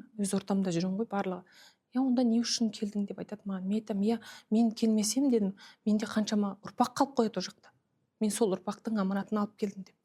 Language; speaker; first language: Kazakh; early bilingual, heritage; Kazakh